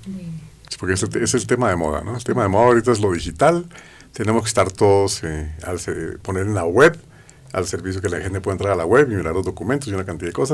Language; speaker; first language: Spanish; native; Spanish